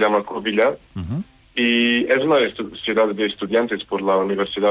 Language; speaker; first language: Spanish; non-native, learner; Portuguese